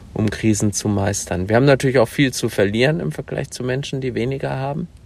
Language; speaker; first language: German; native; German